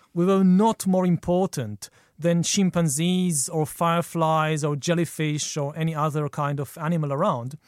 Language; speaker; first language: English; non-native, fluent; Hebrew